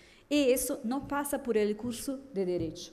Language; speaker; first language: Spanish; non-native, fluent; Portuguese